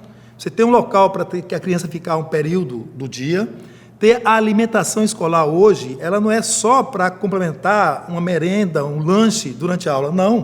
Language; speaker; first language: Portuguese; native; Portuguese